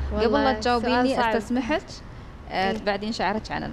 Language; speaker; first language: Arabic; native; Arabic